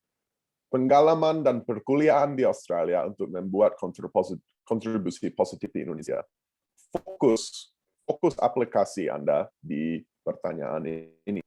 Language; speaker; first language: Indonesian; non-native, fluent; English